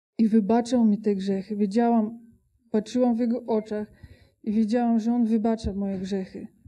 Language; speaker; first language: Polish; non-native, fluent; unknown